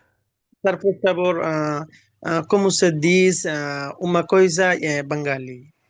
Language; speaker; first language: Portuguese; non-native, learner; Bangla